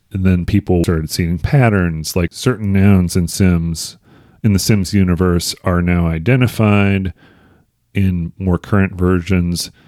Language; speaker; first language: English; native; English